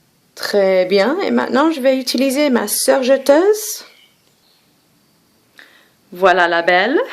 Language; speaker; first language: French; non-native, fluent; English